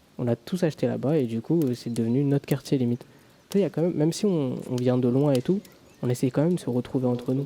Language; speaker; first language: French; early bilingual, other home language; Tamil